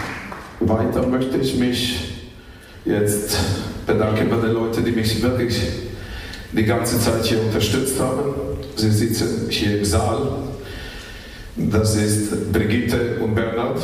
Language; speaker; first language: German; non-native, fluent; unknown